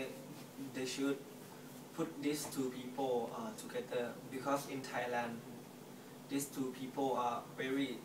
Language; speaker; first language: English; non-native, learner; Thai